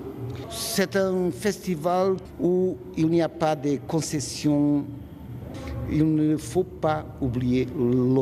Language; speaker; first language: French; non-native, fluent; Portuguese